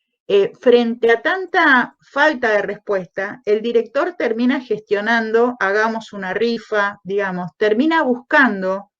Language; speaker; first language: Spanish; native; Spanish